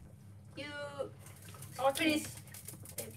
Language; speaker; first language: English; non-native, learner; Japanese